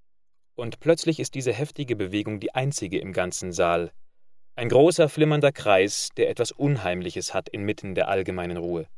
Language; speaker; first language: German; native; German